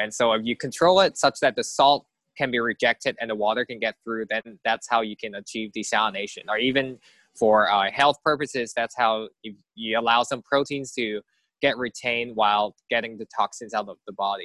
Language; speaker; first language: English; non-native, local second language; Cantonese